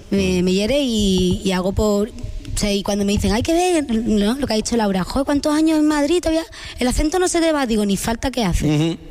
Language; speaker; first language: Spanish; native; Spanish